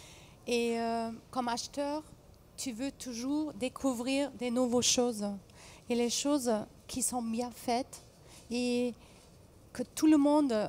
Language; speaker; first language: French; non-native, fluent; German